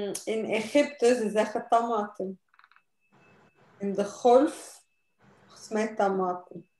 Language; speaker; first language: Dutch; non-native, fluent; Arabic